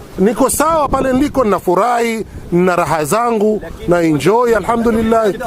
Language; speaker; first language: Swahili; native; Swahili